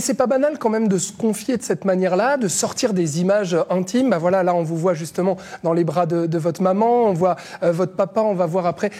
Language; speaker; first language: French; native; French